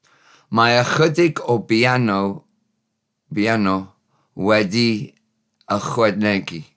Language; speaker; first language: Welsh; non-native, learner; English